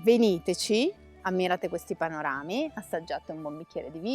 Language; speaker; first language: Italian; native; Italian